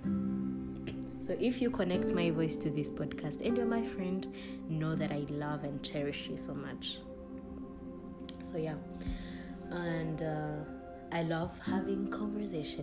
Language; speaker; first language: English; non-native, local second language; Kinyarwanda